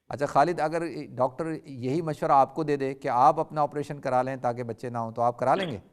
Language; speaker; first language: Urdu; native; Urdu